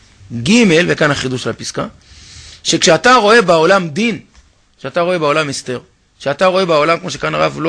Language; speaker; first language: Hebrew; native; Hebrew